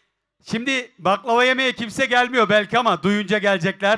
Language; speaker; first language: Turkish; native; Turkish